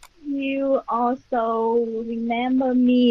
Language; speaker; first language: English; non-native, learner; Vietnamese